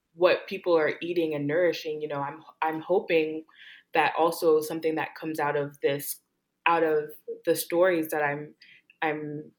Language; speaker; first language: English; early bilingual, other home language; Haitian Creole